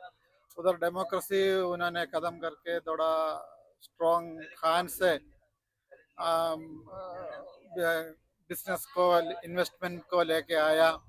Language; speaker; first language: Hindi; non-native, local second language; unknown